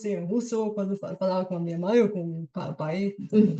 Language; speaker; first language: Portuguese; non-native, fluent; Bulgarian